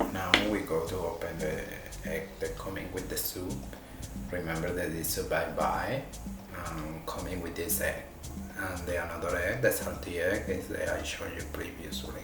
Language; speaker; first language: English; non-native, learner; Spanish